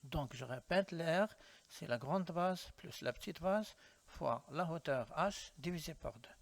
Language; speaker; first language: French; non-native, local second language; Arabic